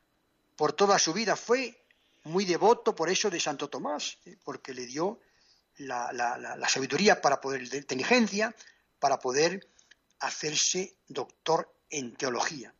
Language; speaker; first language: Spanish; native; Spanish